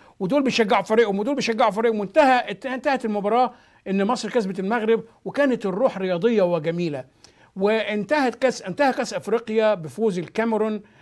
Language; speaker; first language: Arabic; native; Arabic